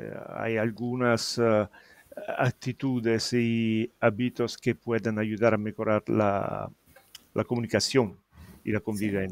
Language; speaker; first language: Spanish; non-native, fluent; Italian